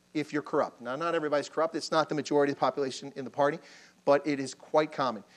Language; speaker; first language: English; native; English